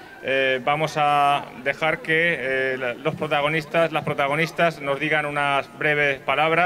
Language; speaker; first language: Spanish; native; Spanish